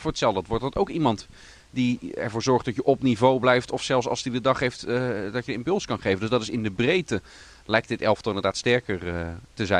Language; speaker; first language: Dutch; native; Dutch